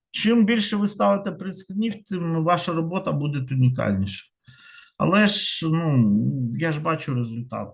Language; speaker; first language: Ukrainian; non-native, local second language; Russian